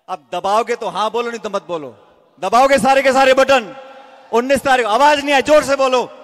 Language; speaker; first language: Hindi; native; Hindi